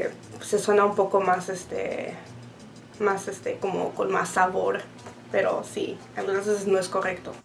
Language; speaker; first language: Spanish; early bilingual, heritage; Spanish